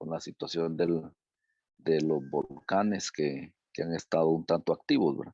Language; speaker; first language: Spanish; native; Spanish